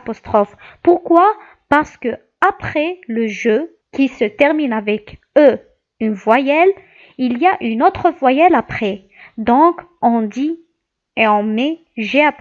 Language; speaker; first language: French; non-native, local second language; Arabic